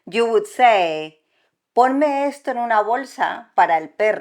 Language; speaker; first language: Spanish; native; Spanish